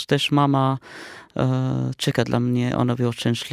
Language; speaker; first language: Polish; non-native, fluent; Arabic